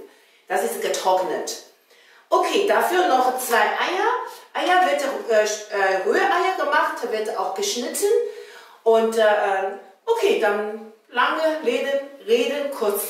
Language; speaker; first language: German; non-native, learner; Chinese